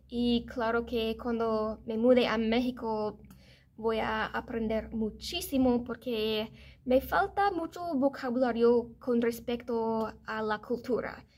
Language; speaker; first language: Spanish; non-native, fluent; English